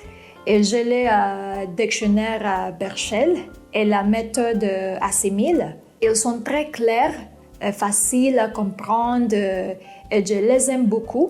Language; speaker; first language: French; non-native, fluent; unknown